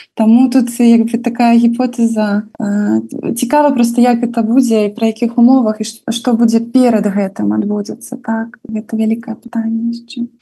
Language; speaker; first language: Belarusian; non-native, local second language; Russian